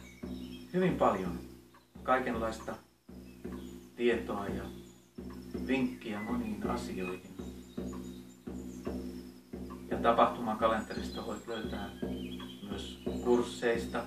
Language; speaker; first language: Finnish; native; Finnish